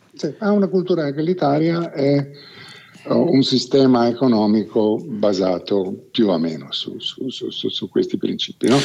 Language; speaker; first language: Italian; non-native, fluent; Slovenian